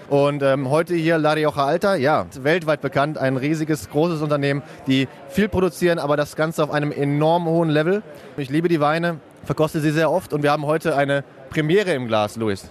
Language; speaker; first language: German; native; German